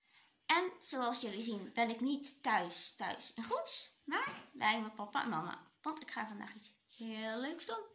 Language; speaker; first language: Dutch; native; Dutch